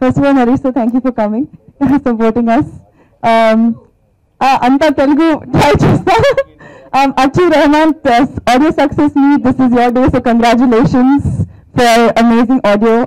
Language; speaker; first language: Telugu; non-native, learner; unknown